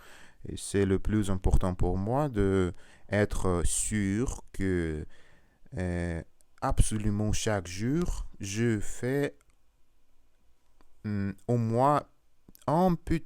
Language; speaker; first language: French; non-native, learner; Russian